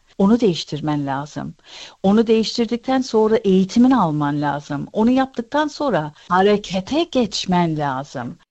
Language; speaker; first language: Turkish; early bilingual, heritage; Turkish